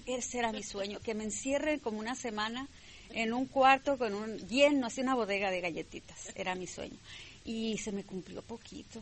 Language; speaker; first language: Spanish; native; Spanish